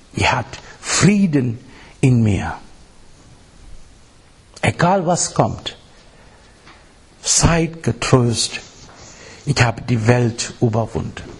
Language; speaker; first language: German; non-native, fluent; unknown